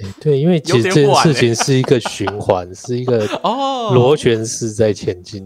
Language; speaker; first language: Chinese; native; Chinese